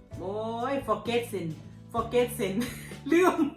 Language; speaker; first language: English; non-native, learner; Thai